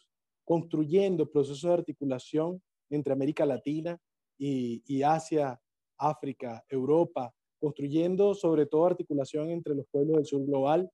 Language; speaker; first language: Spanish; native; Spanish